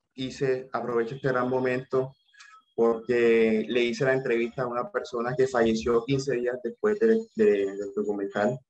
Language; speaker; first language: Spanish; native; Spanish